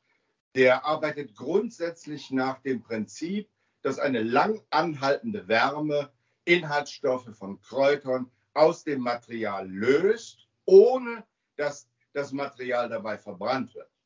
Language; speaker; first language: German; native; German